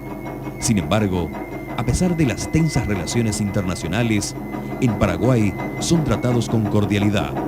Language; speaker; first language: Spanish; native; Spanish